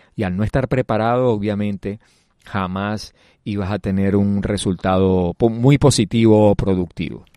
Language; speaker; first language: Spanish; native; Spanish